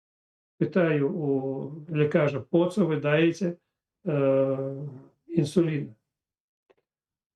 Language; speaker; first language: Polish; non-native, fluent; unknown